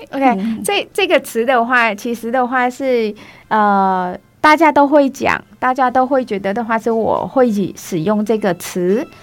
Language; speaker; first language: Chinese; non-native, fluent; Vietnamese